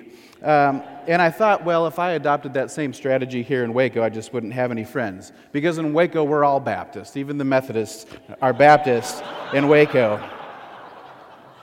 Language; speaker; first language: English; native; English